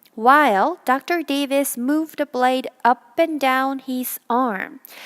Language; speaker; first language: English; non-native, fluent; Korean